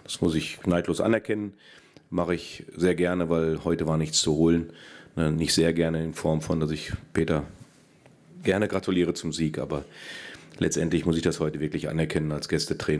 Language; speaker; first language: German; native; German